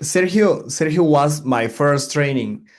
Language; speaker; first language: English; non-native, learner; Spanish